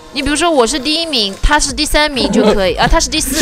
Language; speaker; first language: Chinese; native; Chinese